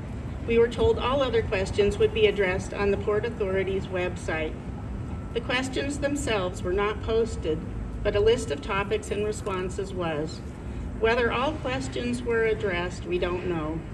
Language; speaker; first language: English; native; English